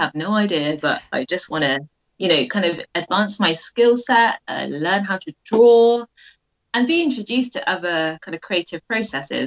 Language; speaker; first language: English; native; English